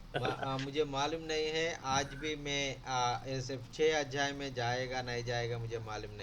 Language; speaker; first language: Hindi; non-native, local second language; Telugu